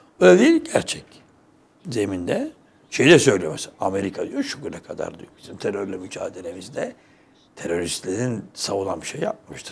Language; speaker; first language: Turkish; native; Turkish